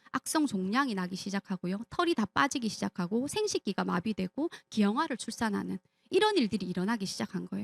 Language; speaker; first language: Korean; native; Korean